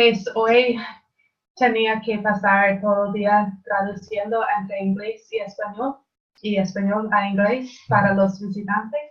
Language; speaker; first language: Spanish; non-native, learner; English